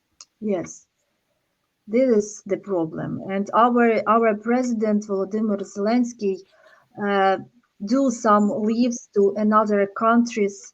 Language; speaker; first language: English; non-native, learner; Ukrainian